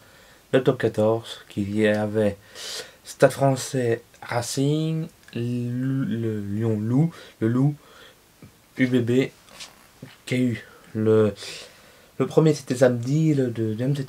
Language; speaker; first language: French; native; French